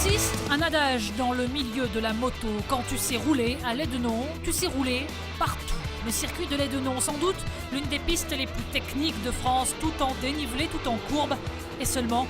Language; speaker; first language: French; native; French